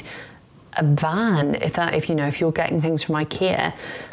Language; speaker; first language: English; native; English